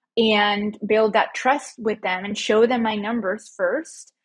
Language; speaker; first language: English; early bilingual, other home language; Spanish